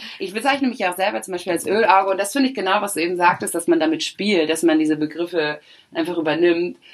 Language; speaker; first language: German; early bilingual, other home language; Arabic